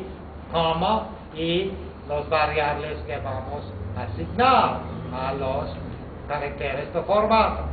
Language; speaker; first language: Spanish; non-native, fluent; English